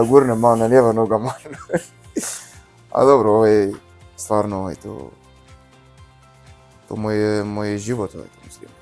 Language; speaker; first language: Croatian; non-native, learner; Arabic